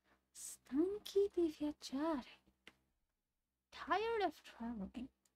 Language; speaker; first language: Italian; non-native, learner; English